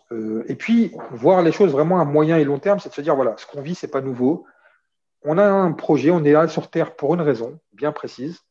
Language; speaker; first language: French; early bilingual, other home language; Arabic